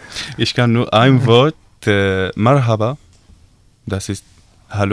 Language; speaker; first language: German; non-native, learner; Arabic